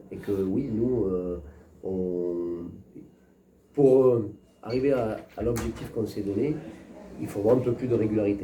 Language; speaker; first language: French; native; French